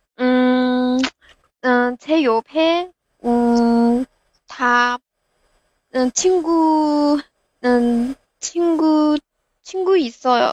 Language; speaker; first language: Korean; non-native, learner; Chinese